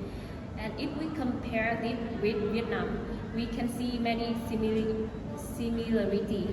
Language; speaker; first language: English; non-native, learner; Vietnamese